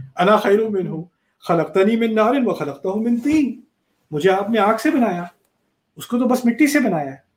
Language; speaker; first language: Urdu; early bilingual, heritage; Urdu